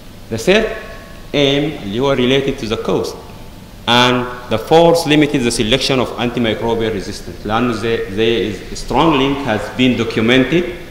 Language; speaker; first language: English; non-native, fluent; Arabic